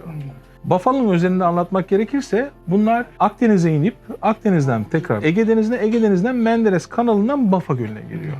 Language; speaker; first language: Turkish; native; Turkish